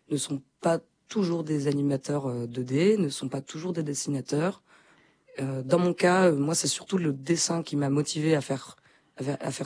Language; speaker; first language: French; native; French